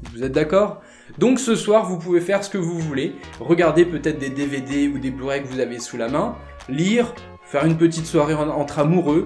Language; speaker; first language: French; native; French